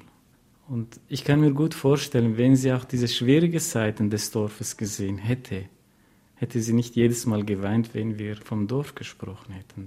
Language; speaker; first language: German; non-native, fluent; Kurdish